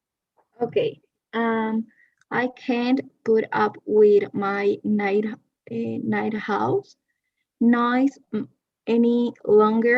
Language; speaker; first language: English; non-native, learner; Spanish